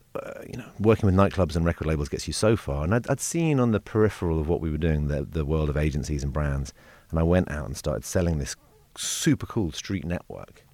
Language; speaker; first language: English; native; English